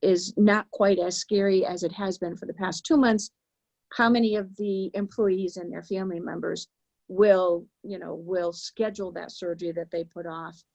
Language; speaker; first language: English; native; English